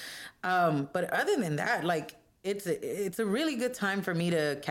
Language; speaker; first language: English; non-native, fluent; Spanish